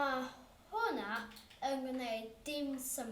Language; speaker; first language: Welsh; non-native, local second language; English